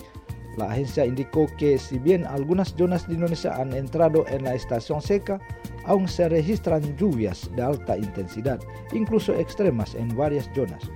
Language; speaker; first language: Spanish; non-native, fluent; Indonesian